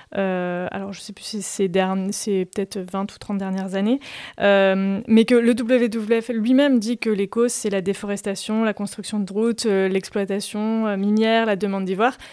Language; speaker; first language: French; native; French